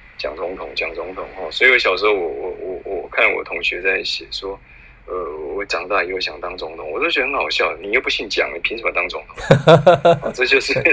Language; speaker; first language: Chinese; native; Chinese